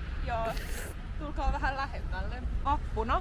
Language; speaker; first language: Finnish; native; Finnish